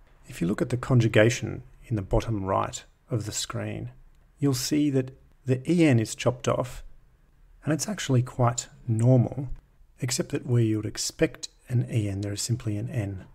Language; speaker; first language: English; native; English